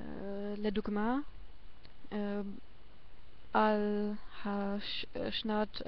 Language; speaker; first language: Hebrew; non-native, learner; German